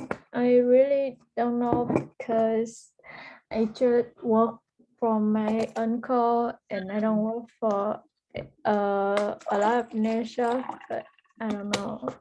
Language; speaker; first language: English; early bilingual, heritage; Vietnamese